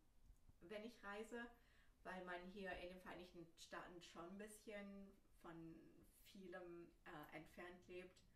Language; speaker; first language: German; early bilingual, other home language; Turkish